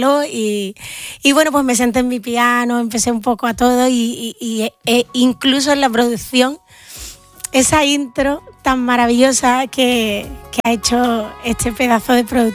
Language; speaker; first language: Spanish; native; Spanish